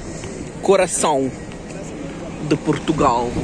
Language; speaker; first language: Portuguese; non-native, fluent; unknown